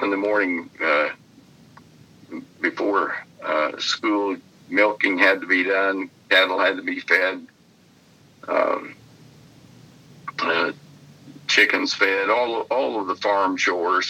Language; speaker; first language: English; native; English